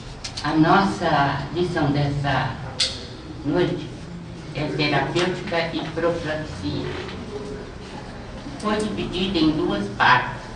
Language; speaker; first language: Portuguese; native; Portuguese